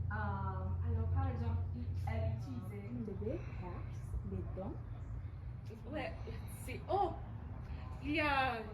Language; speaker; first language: French; non-native, local second language; English